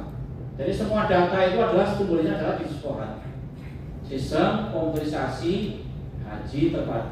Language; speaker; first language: Indonesian; native; Indonesian